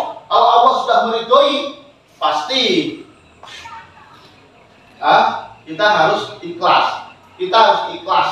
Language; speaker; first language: Indonesian; native; Indonesian